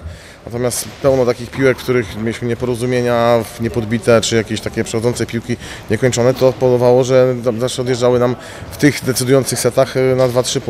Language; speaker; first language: Polish; native; Polish